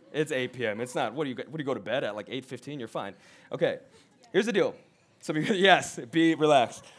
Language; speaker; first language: English; early bilingual, other home language; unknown